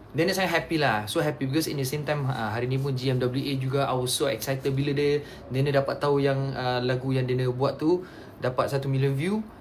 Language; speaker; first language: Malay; non-native, local second language; Chinese